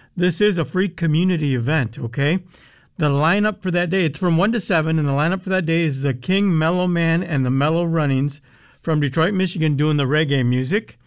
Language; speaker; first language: English; early bilingual, other home language; Spanish